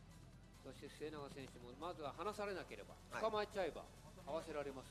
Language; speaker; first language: Japanese; native; Japanese